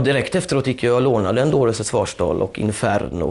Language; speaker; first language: Swedish; native; Swedish